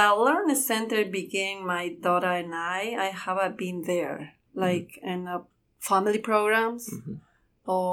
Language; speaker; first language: English; non-native, learner; Spanish